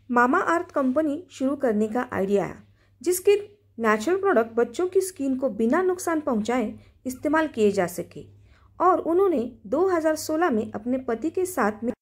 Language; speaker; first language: Hindi; non-native, local second language; Marathi